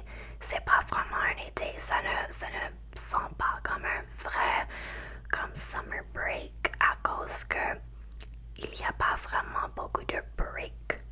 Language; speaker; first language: French; non-native, learner; English